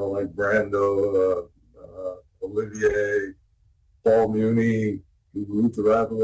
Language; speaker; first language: English; native; English